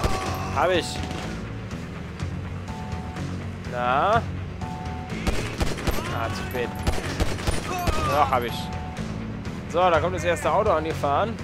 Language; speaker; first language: German; native; German